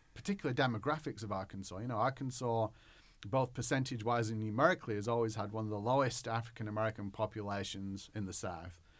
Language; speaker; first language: English; native; English